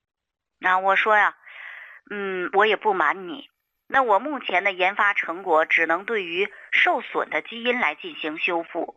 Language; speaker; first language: Chinese; native; Chinese